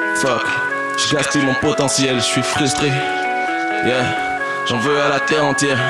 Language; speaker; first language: French; non-native, local second language; Baoulé